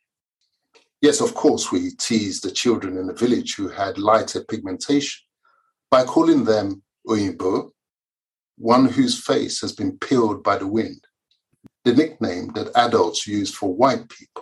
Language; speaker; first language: English; early bilingual, other home language; Yoruba